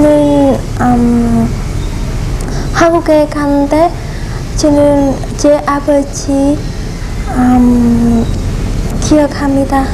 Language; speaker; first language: Korean; non-native, learner; Vietnamese